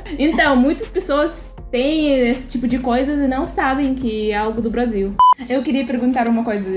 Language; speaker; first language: Portuguese; non-native, fluent; Russian